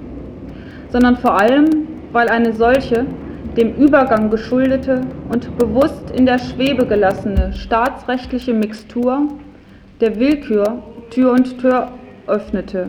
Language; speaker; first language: German; native; German